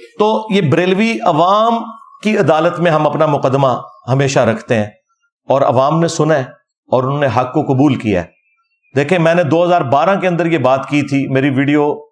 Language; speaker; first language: Urdu; non-native, local second language; Punjabi